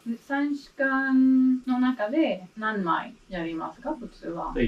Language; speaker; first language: Japanese; non-native, learner; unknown